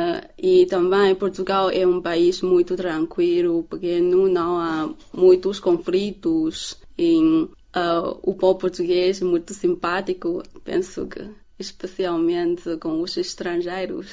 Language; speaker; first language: Portuguese; non-native, learner; Chinese